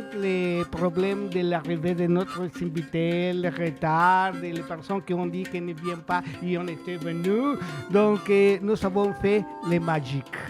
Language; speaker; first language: French; non-native, learner; Spanish